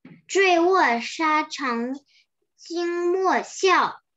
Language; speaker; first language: Chinese; early bilingual, heritage; Chinese